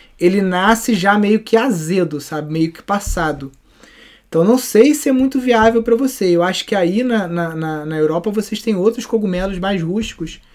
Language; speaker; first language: Portuguese; native; Portuguese